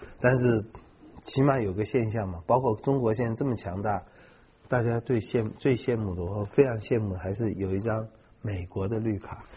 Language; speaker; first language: Chinese; native; Chinese